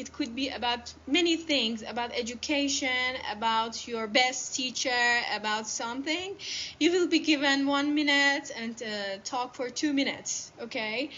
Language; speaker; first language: English; non-native, fluent; Persian